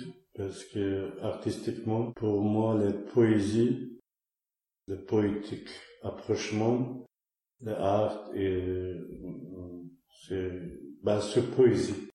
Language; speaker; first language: French; non-native, learner; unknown